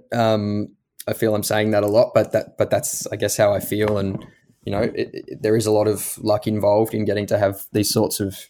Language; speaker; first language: English; native; English